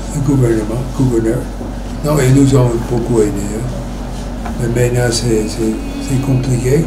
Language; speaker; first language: French; non-native, fluent; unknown